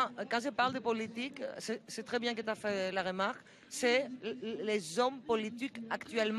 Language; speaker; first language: French; non-native, fluent; Greek